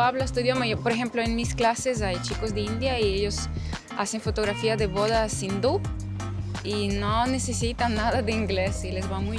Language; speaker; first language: Spanish; non-native, fluent; Ukrainian